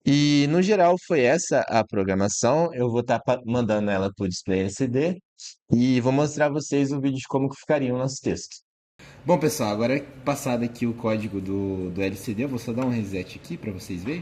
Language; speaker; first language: Portuguese; native; Portuguese